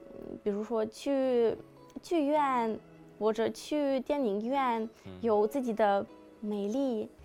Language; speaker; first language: Chinese; non-native, fluent; Russian